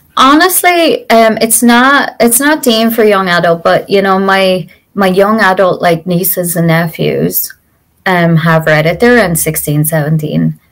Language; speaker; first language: English; native; English